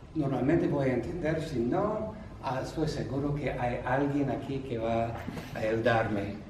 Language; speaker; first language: Spanish; non-native, fluent; English